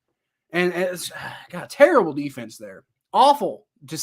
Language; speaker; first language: English; native; English